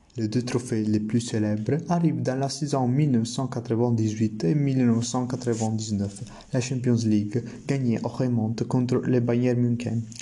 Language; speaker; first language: French; non-native, learner; Italian